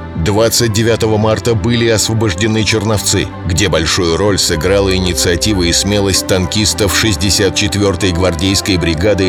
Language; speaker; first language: Russian; native; Russian